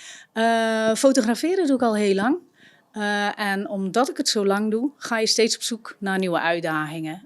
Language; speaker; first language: Dutch; native; Dutch